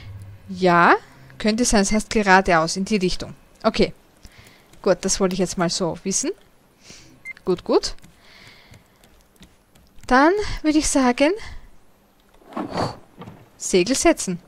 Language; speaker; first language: German; native; German